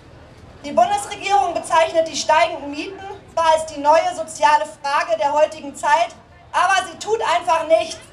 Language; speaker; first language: German; native; German